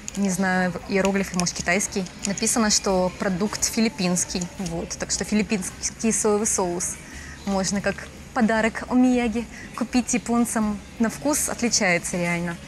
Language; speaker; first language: Russian; native; Russian